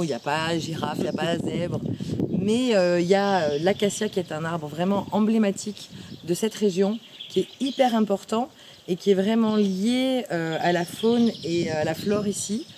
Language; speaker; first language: French; native; French